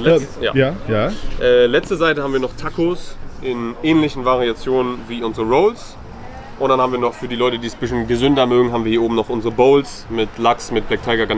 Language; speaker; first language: German; native; German